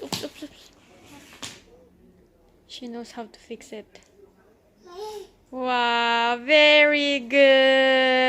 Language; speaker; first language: English; non-native, local second language; Filipino